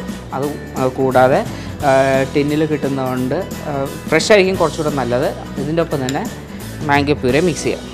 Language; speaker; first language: Malayalam; native; Malayalam